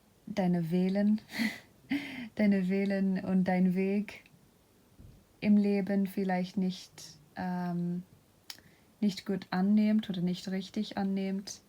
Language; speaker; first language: German; non-native, fluent; English